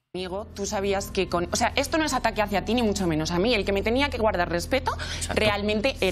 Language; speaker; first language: Spanish; native; Spanish